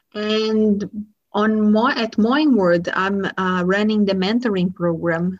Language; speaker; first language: English; non-native, fluent; Portuguese